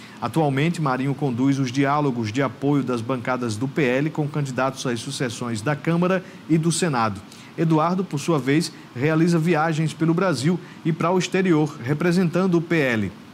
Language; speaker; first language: Portuguese; native; Portuguese